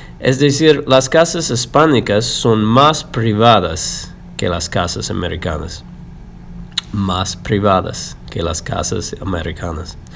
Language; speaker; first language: Spanish; non-native, fluent; English